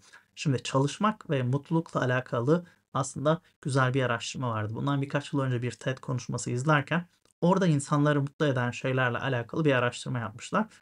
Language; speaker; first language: Turkish; native; Turkish